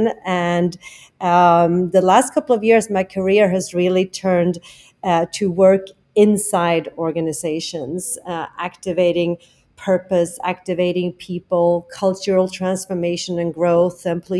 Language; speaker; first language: English; non-native, fluent; Swedish